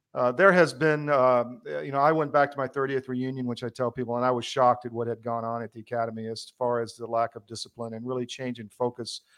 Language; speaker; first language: English; native; English